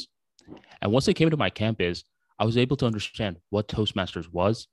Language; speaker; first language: English; early bilingual, other home language; Bangla